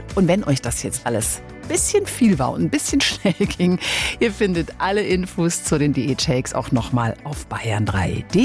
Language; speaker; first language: German; native; German